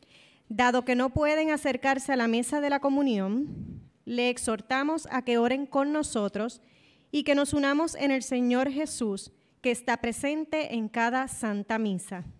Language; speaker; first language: Spanish; native; Spanish